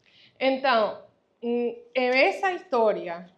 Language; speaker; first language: Portuguese; non-native, fluent; Spanish